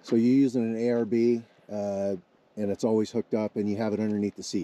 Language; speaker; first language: English; native; English